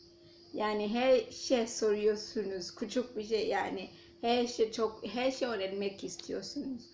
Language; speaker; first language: Turkish; non-native, fluent; Nyanja